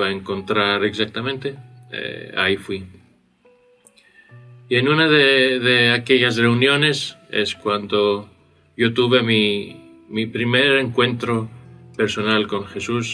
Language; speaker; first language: Spanish; non-native, fluent; Greek